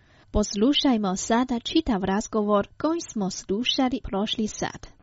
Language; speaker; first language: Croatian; non-native, fluent; Chinese